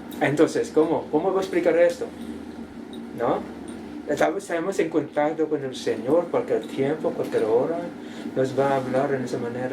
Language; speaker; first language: Spanish; non-native, learner; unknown